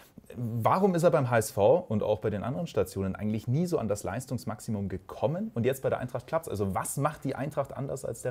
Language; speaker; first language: German; native; German